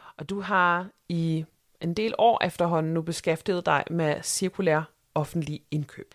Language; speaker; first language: Danish; native; Danish